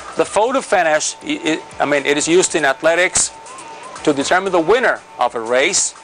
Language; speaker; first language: English; non-native, fluent; Spanish